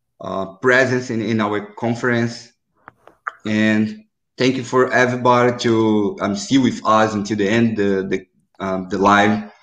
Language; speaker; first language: English; non-native, learner; Portuguese